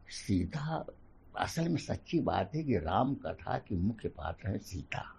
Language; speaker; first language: Hindi; native; Hindi